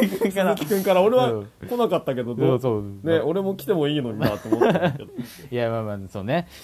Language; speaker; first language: Japanese; native; Japanese